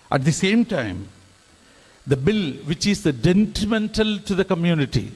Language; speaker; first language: English; non-native, local second language; Tamil